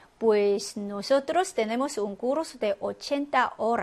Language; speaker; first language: Spanish; non-native, fluent; Korean